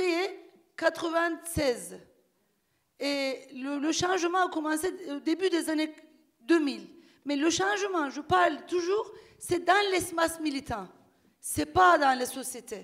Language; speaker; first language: French; non-native, fluent; Turkish